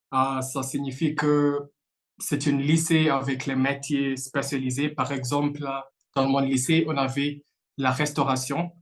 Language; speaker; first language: French; non-native, fluent; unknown